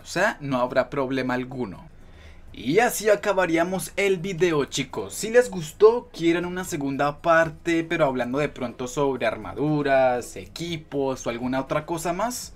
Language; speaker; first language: Spanish; native; Spanish